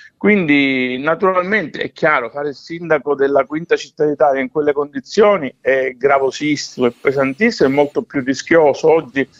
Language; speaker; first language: Italian; native; Italian